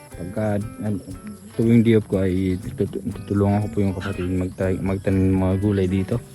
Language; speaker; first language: Filipino; non-native, local second language; Bikol